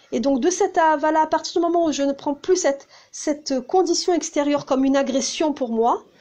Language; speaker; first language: French; early bilingual, heritage; Hebrew